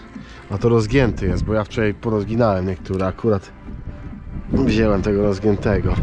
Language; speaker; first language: Polish; native; Polish